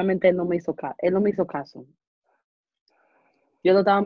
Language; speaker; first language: Spanish; early bilingual, heritage; Spanish